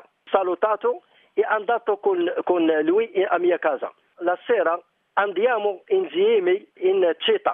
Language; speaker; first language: Italian; non-native, learner; Arabic